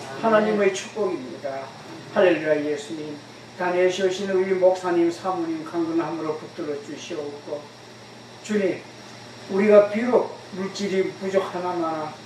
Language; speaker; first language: Korean; native; Korean